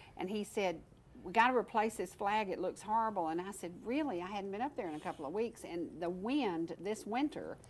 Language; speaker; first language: English; native; English